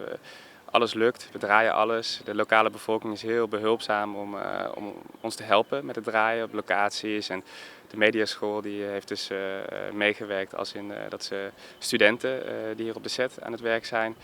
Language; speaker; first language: Dutch; native; Dutch